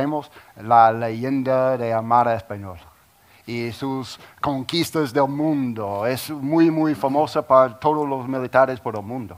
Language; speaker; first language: Spanish; non-native, learner; English